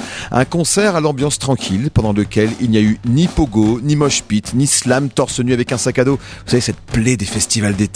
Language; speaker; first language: French; native; French